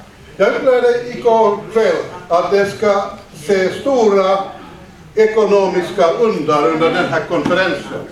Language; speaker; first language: Swedish; non-native, fluent; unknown